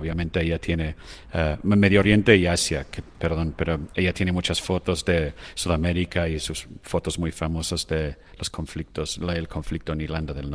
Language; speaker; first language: Spanish; non-native, fluent; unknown